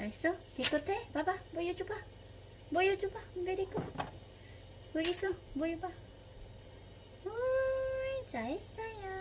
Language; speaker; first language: Korean; non-native, learner; Filipino